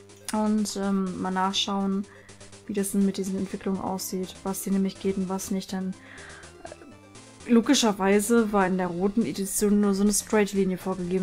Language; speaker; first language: German; native; German